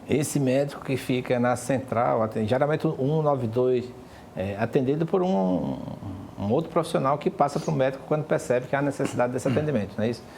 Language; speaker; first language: Portuguese; native; Portuguese